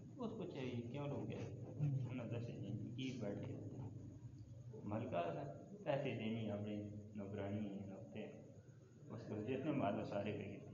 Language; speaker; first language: Urdu; non-native, local second language; Punjabi